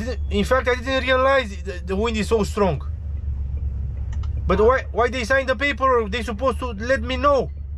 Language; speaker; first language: English; non-native, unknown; Romanian